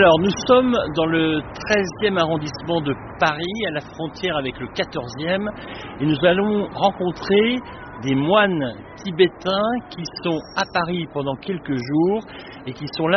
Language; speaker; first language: French; native; French